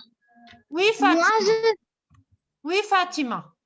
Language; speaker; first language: French; non-native, local second language; Arabic